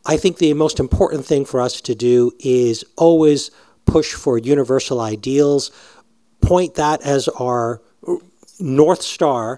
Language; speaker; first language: English; native; English